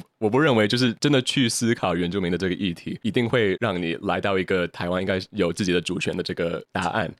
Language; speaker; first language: Chinese; early bilingual, heritage; Chinese